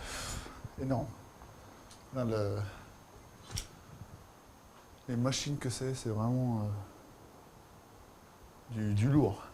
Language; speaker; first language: French; native; French